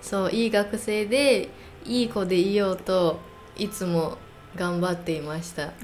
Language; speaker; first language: Japanese; non-native, fluent; English